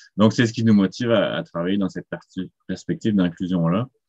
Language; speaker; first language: French; native; French